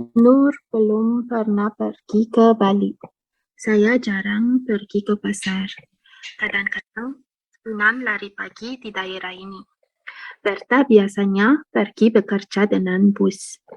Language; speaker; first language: Indonesian; non-native, learner; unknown